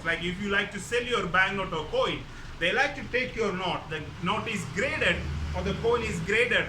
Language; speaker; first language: English; non-native, local second language; Malayalam